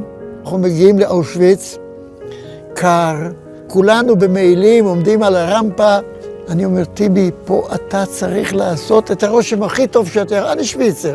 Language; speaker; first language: Hebrew; non-native, fluent; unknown